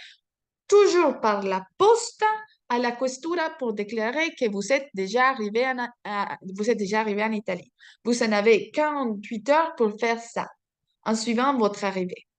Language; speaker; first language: French; non-native, fluent; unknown